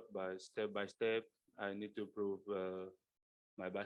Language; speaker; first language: English; non-native, learner; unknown